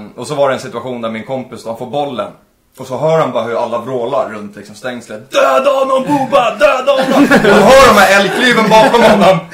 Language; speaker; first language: Swedish; native; Swedish